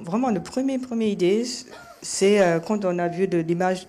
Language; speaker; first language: French; non-native, fluent; Japanese